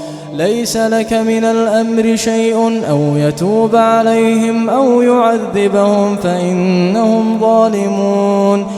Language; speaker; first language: Arabic; native; Arabic